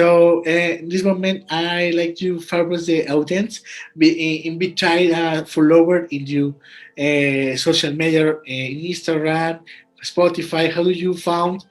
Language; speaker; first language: English; non-native, learner; Spanish